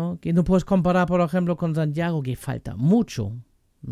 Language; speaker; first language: Spanish; non-native, fluent; German